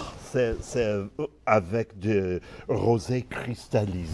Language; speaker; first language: French; non-native, learner; English